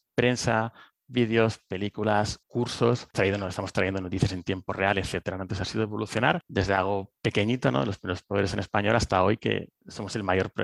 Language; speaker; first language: Spanish; native; Spanish